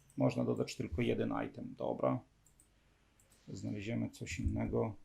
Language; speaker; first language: Polish; non-native, fluent; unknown